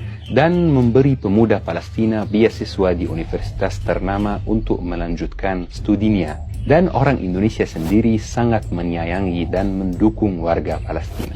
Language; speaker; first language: Indonesian; non-native, fluent; Arabic